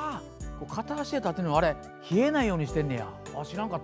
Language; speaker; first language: Japanese; native; Japanese